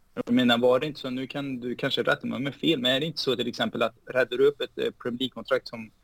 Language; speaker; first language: Swedish; early bilingual, heritage; Spanish